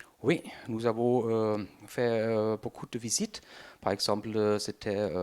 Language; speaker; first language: French; non-native, learner; German